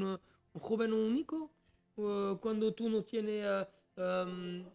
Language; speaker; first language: Spanish; non-native, learner; French